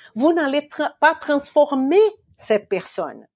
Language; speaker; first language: French; non-native, fluent; Portuguese